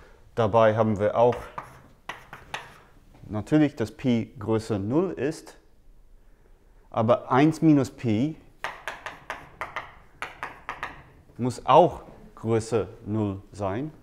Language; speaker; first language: German; non-native, fluent; English